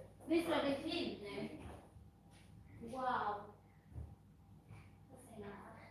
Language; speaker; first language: Swedish; non-native, fluent; Filipino